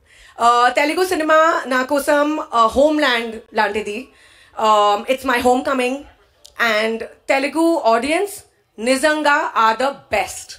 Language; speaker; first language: Telugu; non-native, fluent; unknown